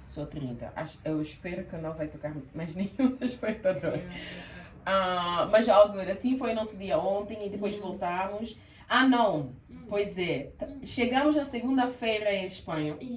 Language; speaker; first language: Portuguese; early bilingual, heritage; Portuguese